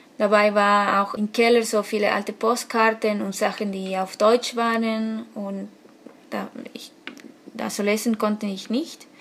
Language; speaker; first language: German; non-native, fluent; Spanish